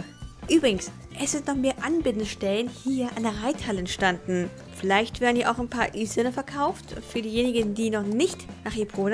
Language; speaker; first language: German; native; German